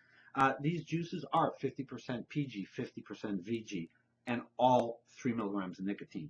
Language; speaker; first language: English; native; English